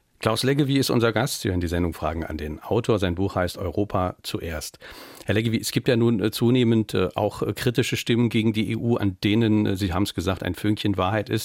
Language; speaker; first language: German; native; German